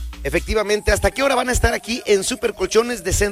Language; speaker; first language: Spanish; native; Spanish